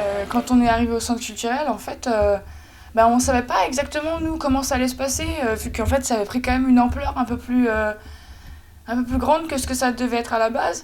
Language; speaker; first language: French; native; French